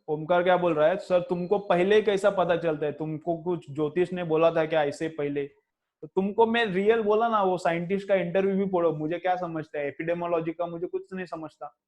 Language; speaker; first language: Hindi; non-native, local second language; Marathi